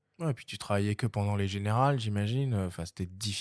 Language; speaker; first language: French; native; French